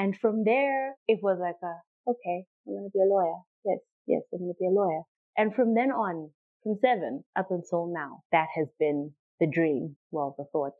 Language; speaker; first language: English; non-native, local second language; Shona